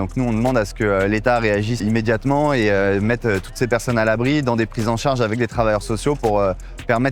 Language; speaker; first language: French; native; French